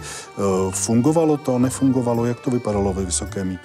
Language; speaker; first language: Czech; native; Czech